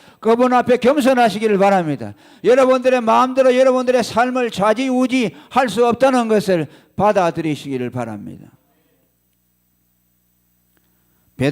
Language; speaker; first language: Korean; native; Korean